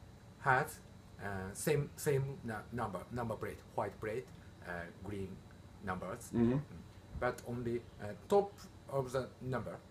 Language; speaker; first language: English; non-native, learner; Japanese